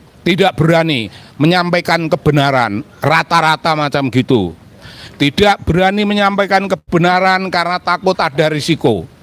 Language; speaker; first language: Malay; non-native, local second language; Javanese